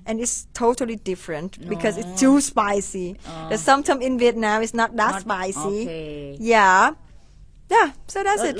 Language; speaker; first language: English; non-native, fluent; Vietnamese